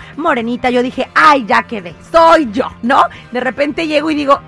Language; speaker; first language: Spanish; native; Spanish